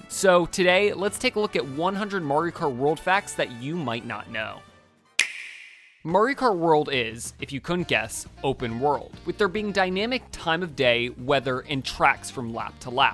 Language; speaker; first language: English; native; English